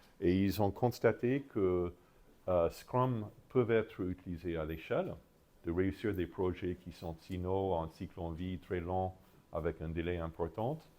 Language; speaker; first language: French; non-native, fluent; English